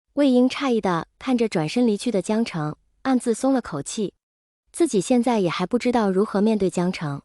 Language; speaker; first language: Chinese; native; Chinese